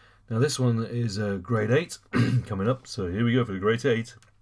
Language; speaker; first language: English; native; English